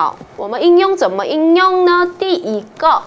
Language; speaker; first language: Chinese; non-native, fluent; Korean